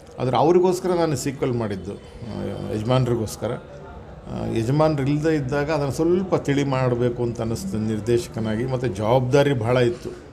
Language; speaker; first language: Kannada; native; Kannada